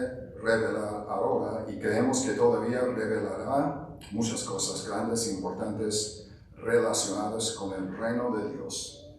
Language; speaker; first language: Spanish; non-native, fluent; English